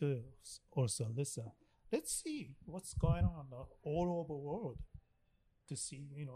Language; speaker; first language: English; non-native, learner; Japanese